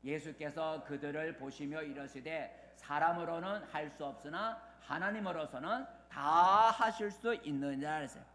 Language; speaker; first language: Korean; native; Korean